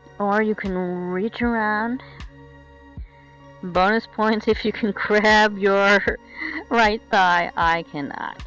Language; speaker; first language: English; native; English